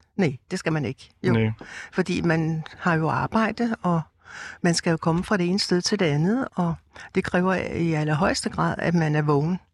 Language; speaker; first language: Danish; native; Danish